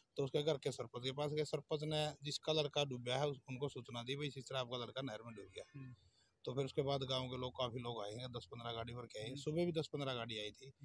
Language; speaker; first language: Hindi; native; Hindi